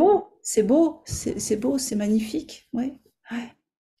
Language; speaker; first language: French; native; French